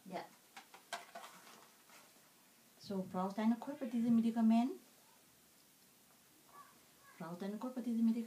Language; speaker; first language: German; non-native, learner; Vietnamese